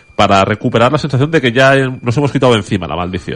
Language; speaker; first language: Spanish; non-native, local second language; Catalan